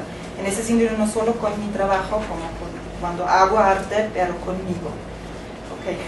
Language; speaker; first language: Spanish; non-native, fluent; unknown